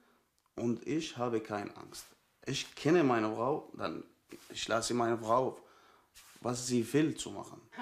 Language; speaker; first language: German; non-native, learner; Arabic